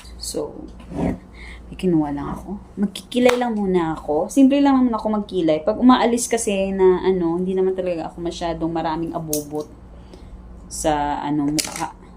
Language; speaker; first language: Filipino; native; Filipino